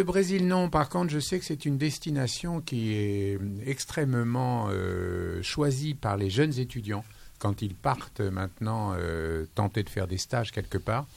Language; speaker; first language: French; native; French